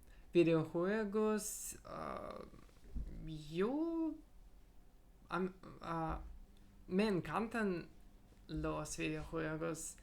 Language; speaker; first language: Spanish; non-native, learner; Russian